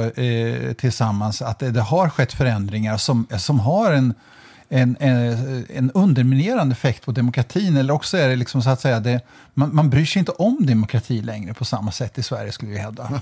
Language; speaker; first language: Swedish; native; Swedish